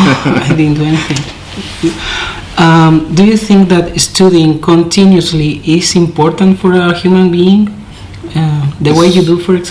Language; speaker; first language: English; non-native, fluent; Spanish